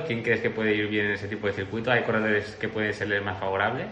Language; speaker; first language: Spanish; native; Spanish